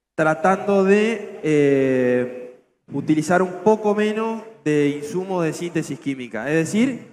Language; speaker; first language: Spanish; native; Spanish